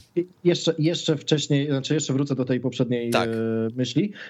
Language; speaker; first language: Polish; native; Polish